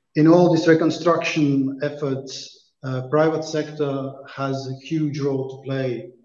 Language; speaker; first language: English; non-native, fluent; Latvian